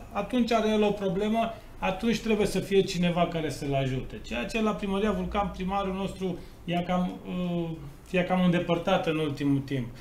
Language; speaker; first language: Romanian; native; Romanian